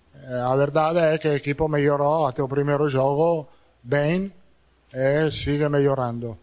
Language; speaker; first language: Portuguese; non-native, fluent; Italian